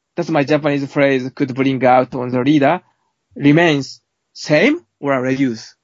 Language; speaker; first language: English; non-native, fluent; Japanese